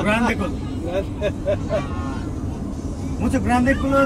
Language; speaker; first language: Spanish; non-native, learner; Nepali